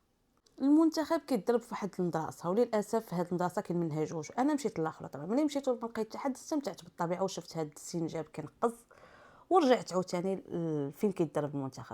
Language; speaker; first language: Arabic; native; Arabic